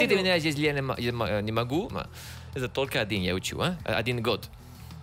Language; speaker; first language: Russian; non-native, learner; Italian